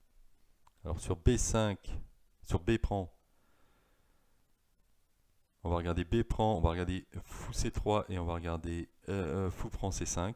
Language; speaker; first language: French; native; French